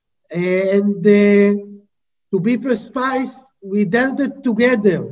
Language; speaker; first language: English; non-native, fluent; Hebrew